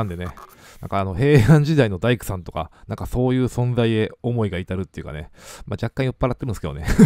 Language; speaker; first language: Japanese; native; Japanese